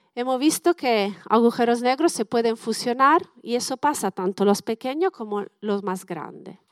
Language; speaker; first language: Spanish; non-native, fluent; Italian